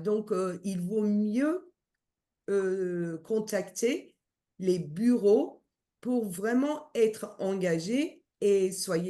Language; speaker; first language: French; non-native, fluent; Turkish